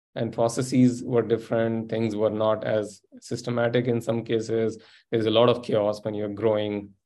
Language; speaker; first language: English; non-native, local second language; Sindhi